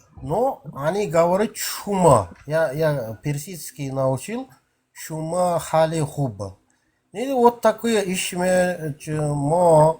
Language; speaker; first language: Russian; non-native, local second language; Kazakh